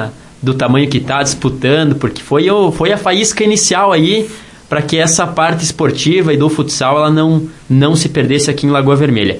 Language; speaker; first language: Portuguese; native; Portuguese